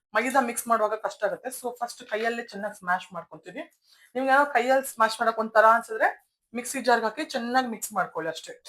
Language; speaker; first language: Kannada; native; Kannada